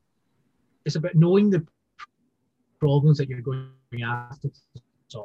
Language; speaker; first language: English; native; English